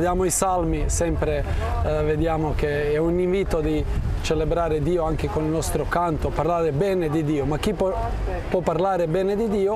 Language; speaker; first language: Italian; non-native, fluent; Croatian